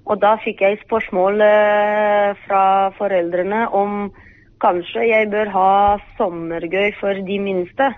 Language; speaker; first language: Norwegian; non-native, fluent; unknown